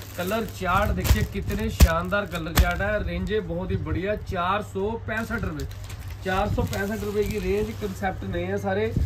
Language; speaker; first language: Hindi; non-native, local second language; Punjabi